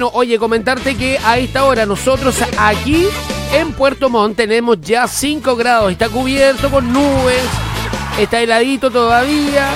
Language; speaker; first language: Spanish; native; Spanish